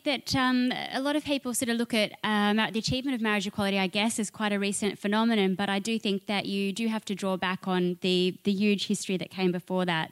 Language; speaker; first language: English; native; English